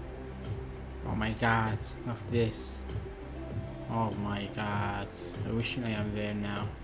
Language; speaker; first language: English; non-native, learner; Arabic